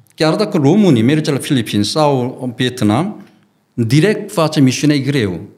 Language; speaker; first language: Romanian; non-native, learner; Korean